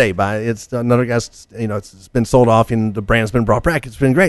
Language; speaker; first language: English; native; English